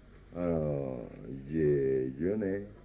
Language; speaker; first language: French; non-native, fluent; Japanese